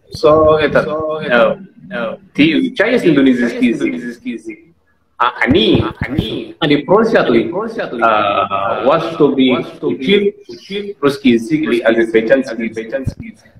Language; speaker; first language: Russian; non-native, learner; Javanese